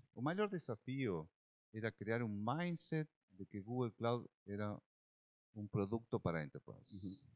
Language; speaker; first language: Portuguese; non-native, learner; Spanish